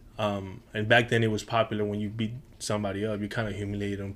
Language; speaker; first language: English; non-native, fluent; Spanish